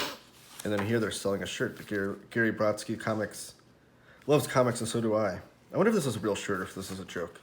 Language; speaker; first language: English; native; English